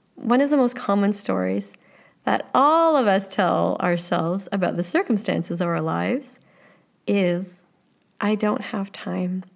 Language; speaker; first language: English; native; English